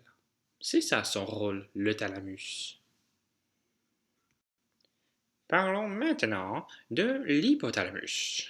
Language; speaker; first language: French; non-native, fluent; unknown